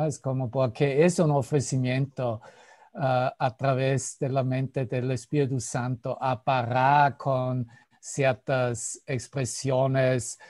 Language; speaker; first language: Spanish; non-native, fluent; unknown